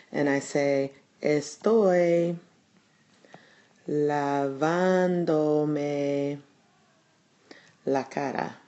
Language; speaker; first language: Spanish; non-native, fluent; English